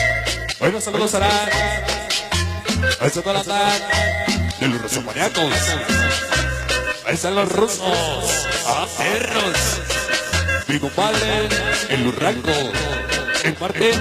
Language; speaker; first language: Spanish; native; Spanish